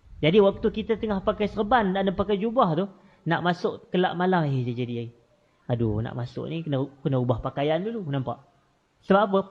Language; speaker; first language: Malay; native; Malay